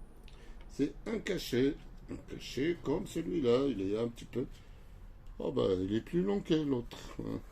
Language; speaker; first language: French; non-native, local second language; Arabic